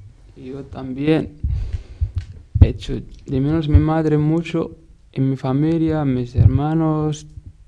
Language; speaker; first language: Spanish; non-native, learner; Arabic